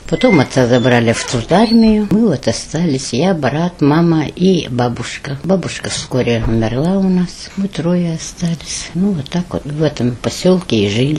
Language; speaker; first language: Russian; non-native, local second language; German